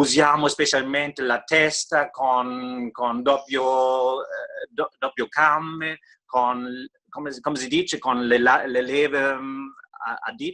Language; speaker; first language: Italian; non-native, fluent; German